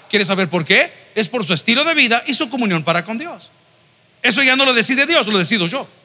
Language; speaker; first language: Spanish; native; Spanish